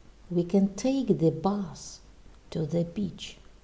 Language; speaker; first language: English; non-native, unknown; Russian